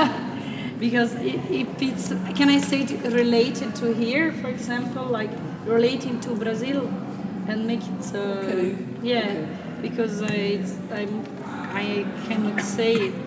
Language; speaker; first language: English; non-native, fluent; Italian